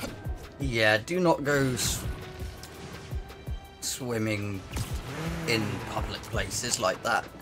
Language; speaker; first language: English; native; English